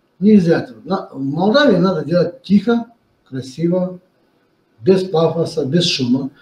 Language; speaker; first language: Russian; non-native, local second language; Romanian